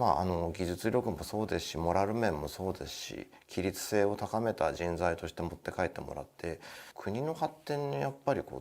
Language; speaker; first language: Japanese; native; Japanese